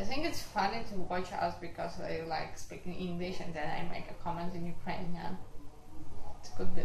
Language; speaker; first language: English; non-native, fluent; Ukrainian